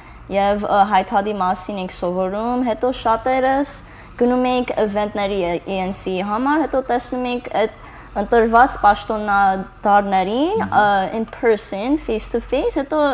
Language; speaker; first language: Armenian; early bilingual, heritage; Armenian